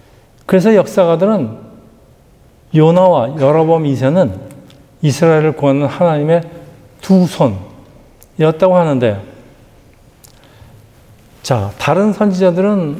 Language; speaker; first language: Korean; native; Korean